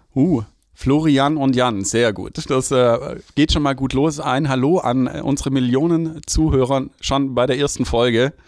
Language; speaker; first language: German; native; German